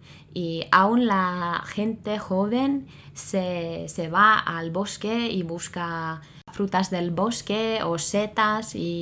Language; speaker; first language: Spanish; non-native, fluent; Finnish